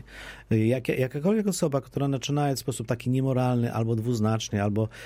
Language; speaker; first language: Polish; non-native, local second language; Ukrainian